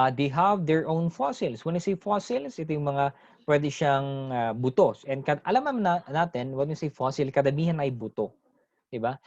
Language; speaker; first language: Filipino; non-native, local second language; Iloko